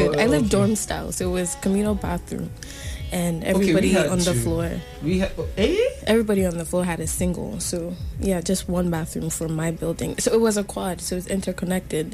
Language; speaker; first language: English; non-native, local second language; Akan